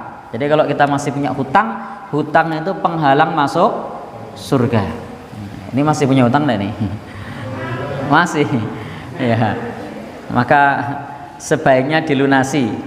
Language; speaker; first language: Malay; non-native, local second language; Javanese